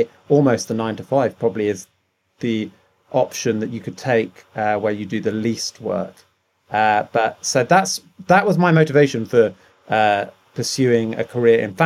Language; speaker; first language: English; native; English